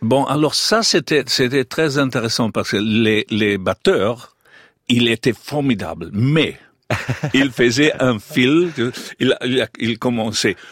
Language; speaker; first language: French; non-native, fluent; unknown